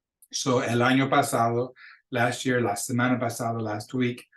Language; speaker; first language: Spanish; non-native, fluent; English